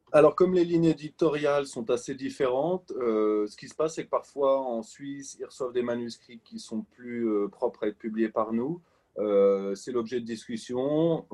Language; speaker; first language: French; native; French